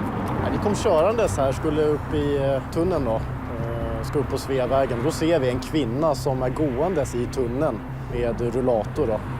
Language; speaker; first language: Swedish; native; Swedish